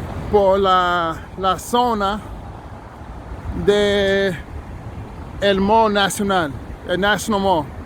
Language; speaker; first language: Spanish; non-native, learner; English